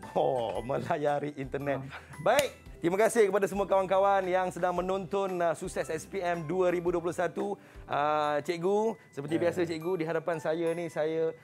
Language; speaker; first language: Malay; native; Malay